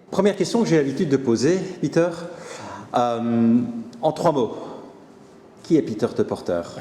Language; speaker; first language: French; native; French